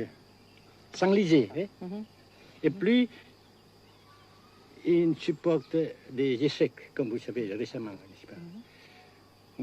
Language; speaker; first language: French; non-native, fluent; Vietnamese